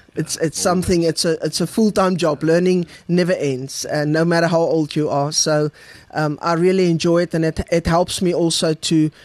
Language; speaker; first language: English; non-native, local second language; Afrikaans